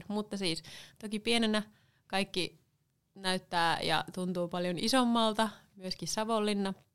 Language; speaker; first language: Finnish; native; Finnish